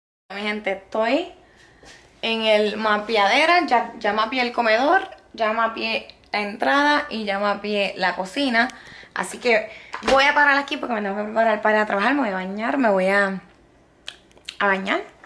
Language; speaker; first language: Spanish; early bilingual, heritage; Spanish